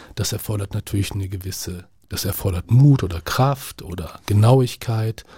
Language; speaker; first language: German; native; German